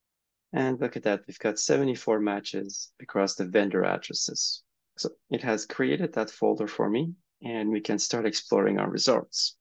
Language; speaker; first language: English; native; English